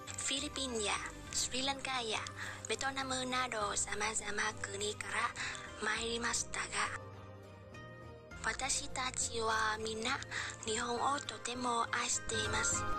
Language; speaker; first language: Japanese; non-native, learner; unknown